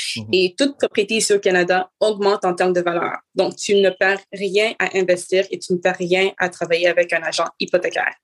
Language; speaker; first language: French; native; French